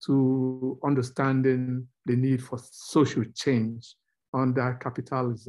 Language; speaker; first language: English; non-native, local second language; Igbo